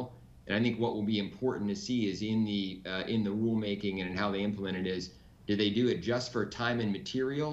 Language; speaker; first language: English; native; English